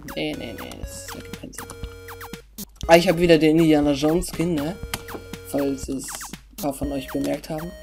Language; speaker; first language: German; native; German